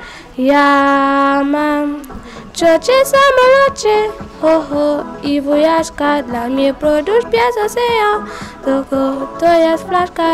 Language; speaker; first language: Polish; non-native, learner; Haitian Creole